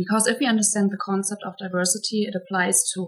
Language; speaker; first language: English; non-native, fluent; German